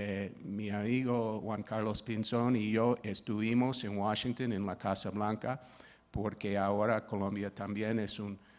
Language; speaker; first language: Spanish; non-native, fluent; English